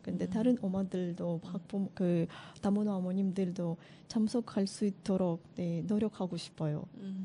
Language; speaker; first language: Korean; non-native, learner; Russian